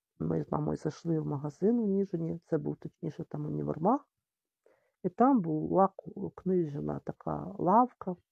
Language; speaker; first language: Ukrainian; native; Ukrainian